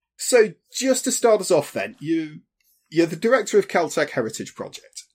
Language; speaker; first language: English; native; English